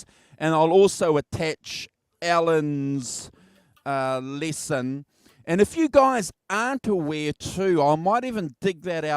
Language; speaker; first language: English; native; English